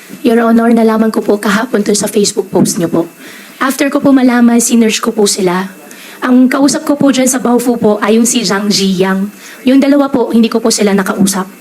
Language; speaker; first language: Filipino; native; Filipino